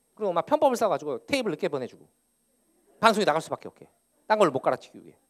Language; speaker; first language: Korean; native; Korean